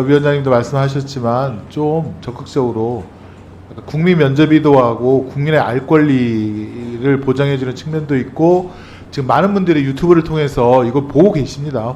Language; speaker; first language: Korean; native; Korean